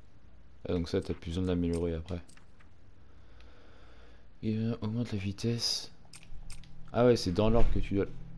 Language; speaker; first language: French; native; French